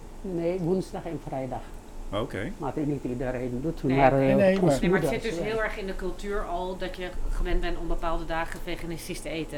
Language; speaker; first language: Dutch; non-native, learner; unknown